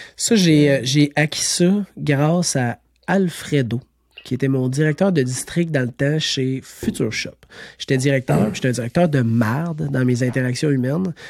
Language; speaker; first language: French; native; French